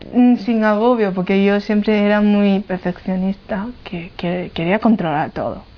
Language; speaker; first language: Spanish; non-native, fluent; Chinese